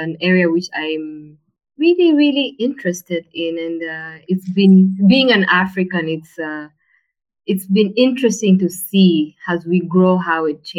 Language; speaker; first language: English; non-native, local second language; Swahili